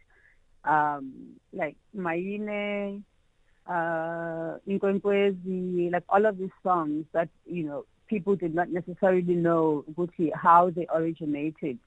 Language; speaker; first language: English; non-native, local second language; Xhosa